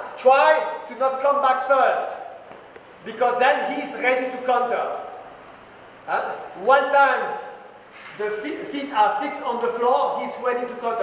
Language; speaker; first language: English; non-native, fluent; French